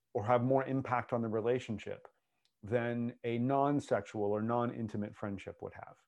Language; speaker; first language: English; native; English